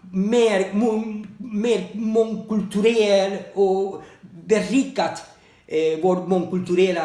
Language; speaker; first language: Swedish; non-native, learner; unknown